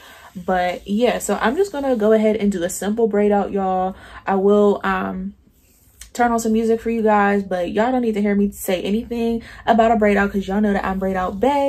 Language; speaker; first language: English; native; English